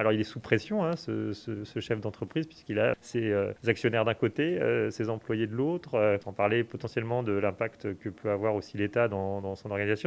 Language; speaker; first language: French; native; French